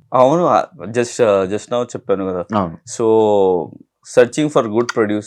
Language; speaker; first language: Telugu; non-native, learner; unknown